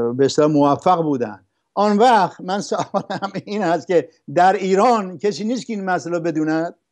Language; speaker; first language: Persian; non-native, local second language; Arabic